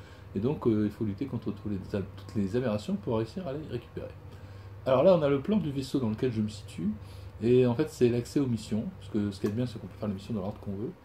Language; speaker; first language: French; native; French